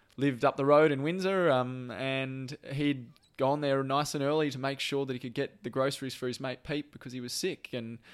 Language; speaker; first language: English; native; English